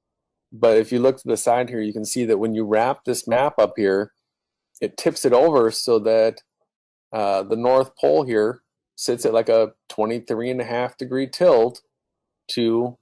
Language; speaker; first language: English; native; English